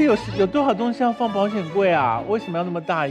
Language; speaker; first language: Chinese; native; Chinese